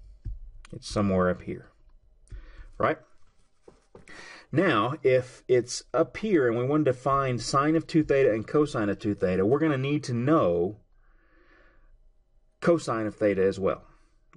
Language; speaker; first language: English; native; English